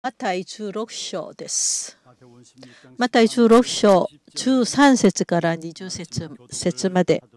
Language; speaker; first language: Japanese; non-native, fluent; Korean